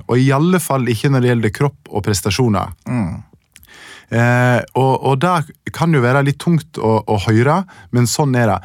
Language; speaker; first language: Norwegian; native; Norwegian